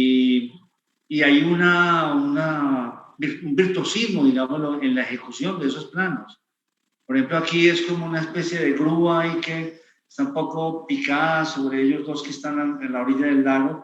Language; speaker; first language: Spanish; native; Spanish